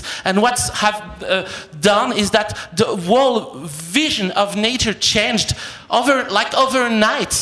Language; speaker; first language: English; non-native, fluent; French